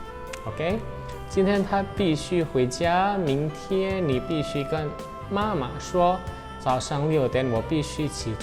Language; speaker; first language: Chinese; non-native, fluent; Indonesian